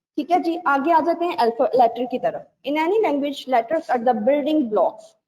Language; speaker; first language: Urdu; native; Urdu